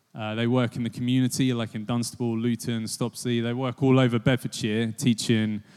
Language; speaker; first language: English; native; English